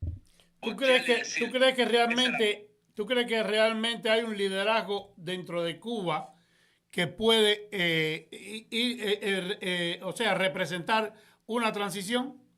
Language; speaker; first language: Spanish; native; Spanish